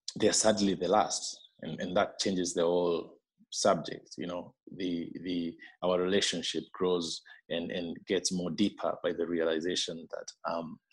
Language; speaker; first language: English; non-native, local second language; Meru